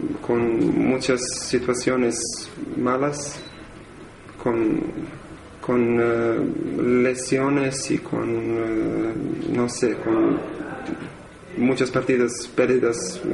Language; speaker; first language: Spanish; non-native, learner; Serbian